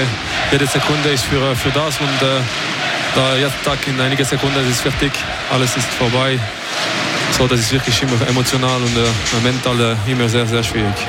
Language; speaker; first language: German; non-native, local second language; French